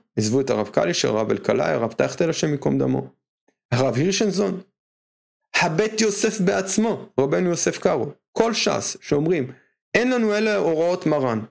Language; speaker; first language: Hebrew; native; Hebrew